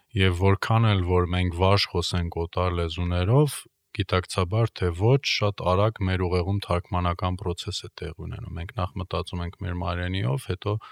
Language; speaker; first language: Armenian; native; Armenian